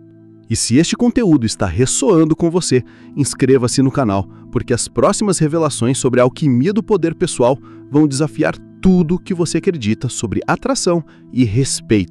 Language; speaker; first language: Portuguese; native; Portuguese